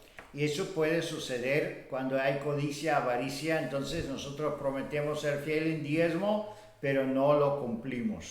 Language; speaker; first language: Spanish; non-native, fluent; Bulgarian